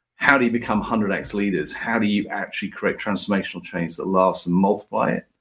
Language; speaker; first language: English; native; English